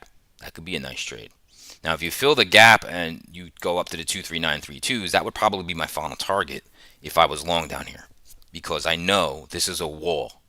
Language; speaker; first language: English; native; English